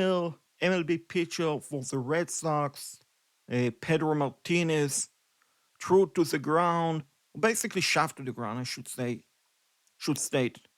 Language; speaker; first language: English; non-native, fluent; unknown